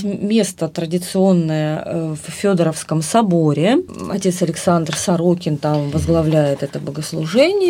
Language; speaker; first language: Russian; native; Russian